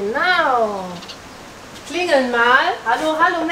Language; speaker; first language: German; native; German